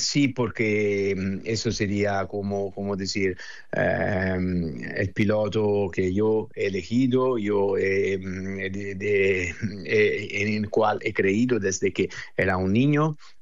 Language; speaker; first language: Spanish; non-native, fluent; Italian